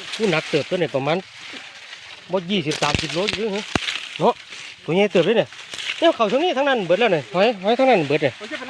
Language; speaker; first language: Thai; native; Thai